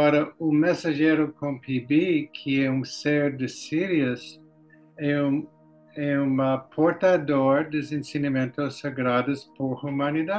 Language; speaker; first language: Portuguese; non-native, learner; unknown